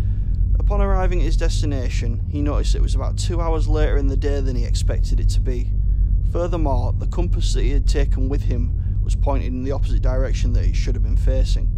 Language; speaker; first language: English; native; English